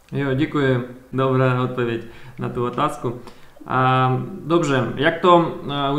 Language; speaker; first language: Czech; non-native, learner; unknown